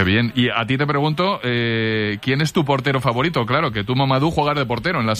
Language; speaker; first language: Spanish; native; Spanish